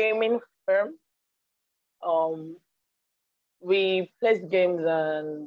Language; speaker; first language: English; non-native, local second language; Igbo